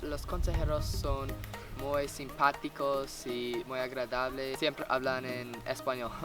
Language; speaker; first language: Spanish; non-native, learner; English